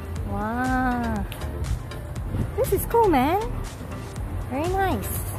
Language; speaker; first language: English; non-native, local second language; Chinese